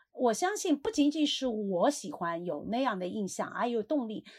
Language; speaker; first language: Chinese; native; Chinese